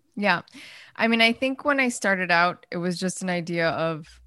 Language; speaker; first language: English; early bilingual, other home language; Spanish